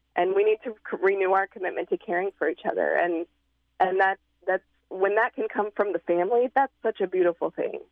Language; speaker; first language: English; native; English